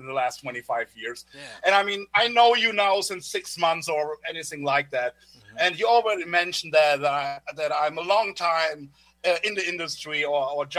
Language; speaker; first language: English; non-native, fluent; German